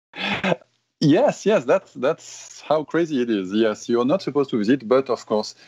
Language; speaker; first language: English; non-native, fluent; French